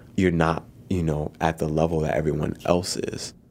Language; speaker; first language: English; native; English